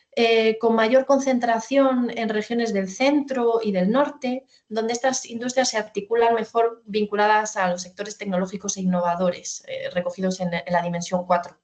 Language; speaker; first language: Spanish; native; Spanish